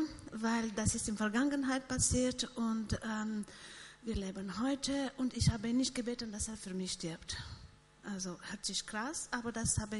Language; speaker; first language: German; non-native, fluent; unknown